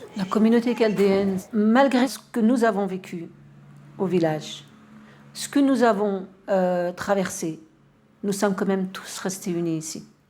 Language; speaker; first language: French; non-native, fluent; Aramaic